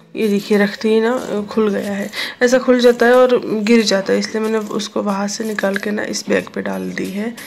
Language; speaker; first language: Hindi; non-native, local second language; Assamese